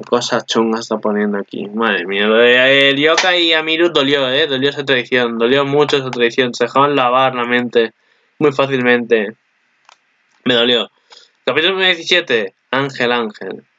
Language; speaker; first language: Spanish; native; Spanish